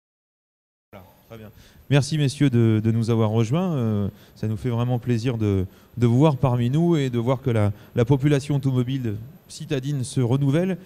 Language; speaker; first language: French; native; French